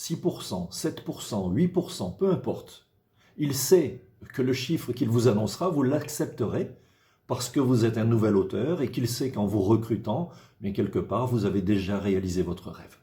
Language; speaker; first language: French; native; French